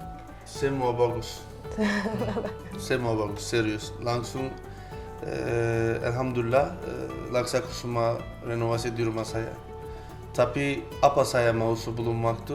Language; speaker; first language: Indonesian; non-native, learner; Turkish